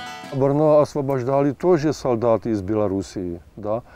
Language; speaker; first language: Russian; non-native, fluent; Czech